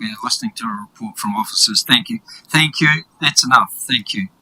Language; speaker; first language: English; native; English